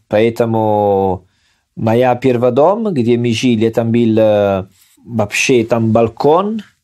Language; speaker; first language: Russian; non-native, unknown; Italian